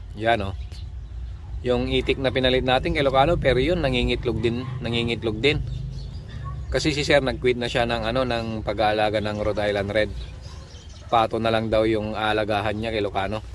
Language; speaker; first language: Filipino; non-native, local second language; Iloko